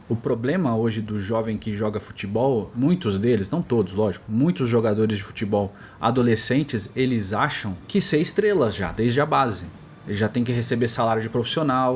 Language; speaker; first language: Portuguese; native; Portuguese